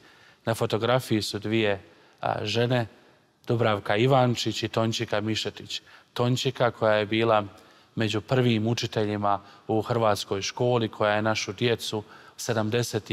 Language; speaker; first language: Croatian; native; Croatian